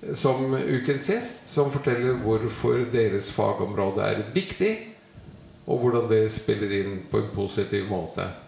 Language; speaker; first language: Norwegian; native; Norwegian